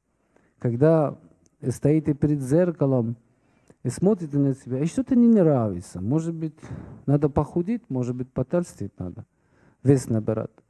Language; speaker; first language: Russian; non-native, fluent; Persian